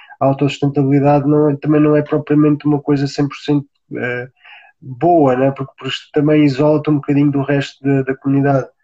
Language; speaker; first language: Portuguese; native; Portuguese